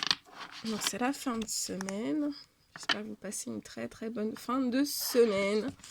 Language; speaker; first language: French; native; French